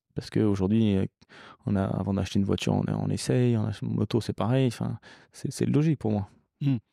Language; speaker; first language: French; early bilingual, other home language; English